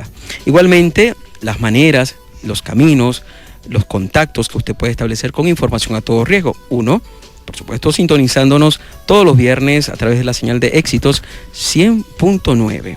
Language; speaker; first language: Spanish; native; Spanish